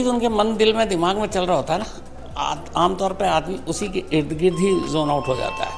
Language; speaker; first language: Hindi; native; Hindi